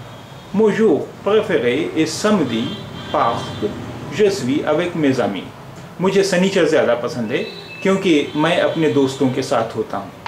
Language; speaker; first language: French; non-native, fluent; Urdu